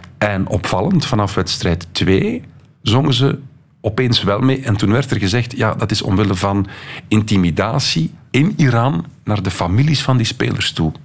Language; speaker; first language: Dutch; native; Dutch